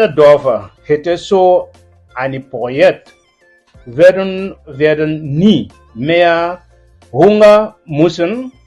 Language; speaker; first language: German; non-native, learner; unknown